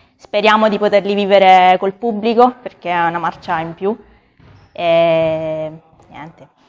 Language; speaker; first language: Italian; native; Italian